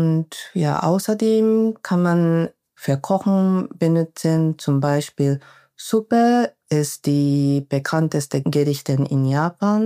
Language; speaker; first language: German; non-native, learner; Japanese